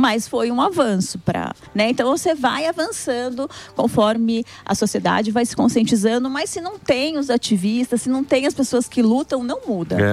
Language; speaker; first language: Portuguese; native; Portuguese